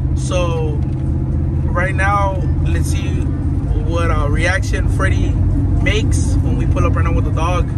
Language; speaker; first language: English; early bilingual, other home language; Spanish